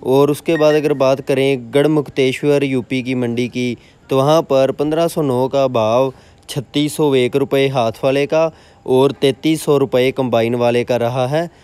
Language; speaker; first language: Hindi; non-native, local second language; Punjabi